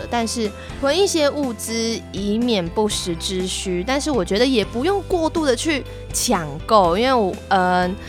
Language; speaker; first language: Chinese; non-native, local second language; Hakka Chinese